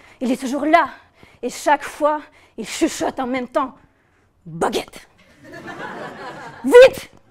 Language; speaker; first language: French; non-native, fluent; Russian